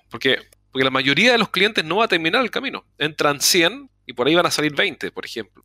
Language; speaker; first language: Spanish; native; Spanish